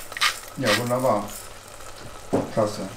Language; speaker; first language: German; native; German